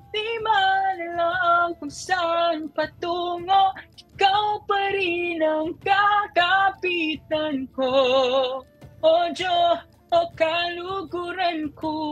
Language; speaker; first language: Filipino; non-native, local second language; Pampanga